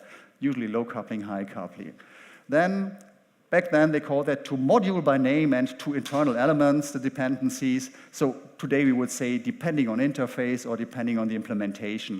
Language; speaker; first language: English; non-native, fluent; German